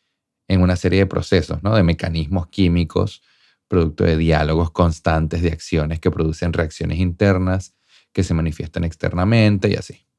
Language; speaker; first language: Spanish; native; Spanish